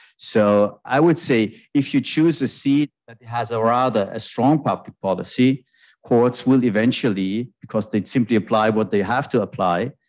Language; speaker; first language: English; non-native, fluent; German